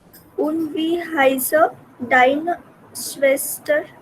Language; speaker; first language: German; non-native, learner; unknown